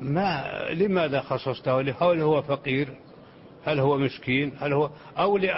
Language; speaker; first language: Arabic; native; Arabic